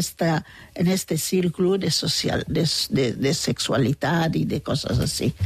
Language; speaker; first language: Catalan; non-native, fluent; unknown